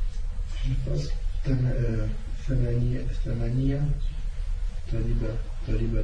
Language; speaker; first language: Arabic; non-native, learner; French